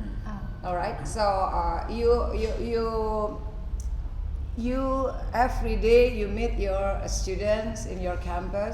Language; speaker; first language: English; non-native, fluent; Indonesian